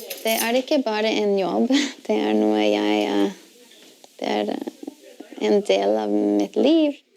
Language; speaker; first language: Norwegian; non-native, learner; English